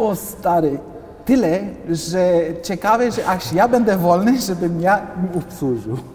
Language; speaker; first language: Polish; non-native, fluent; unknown